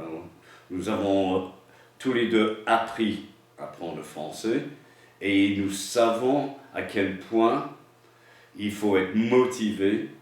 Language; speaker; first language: French; non-native, fluent; English